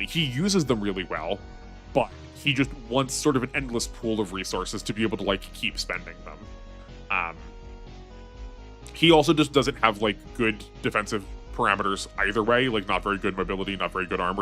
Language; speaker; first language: English; native; English